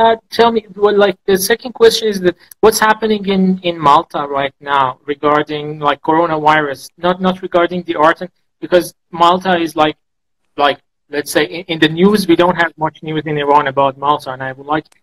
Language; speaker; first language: English; non-native, fluent; Azerbaijani